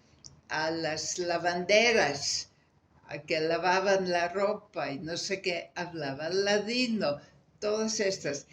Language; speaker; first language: Spanish; native; Spanish